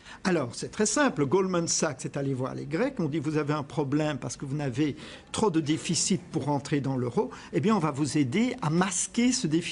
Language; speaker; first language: French; native; French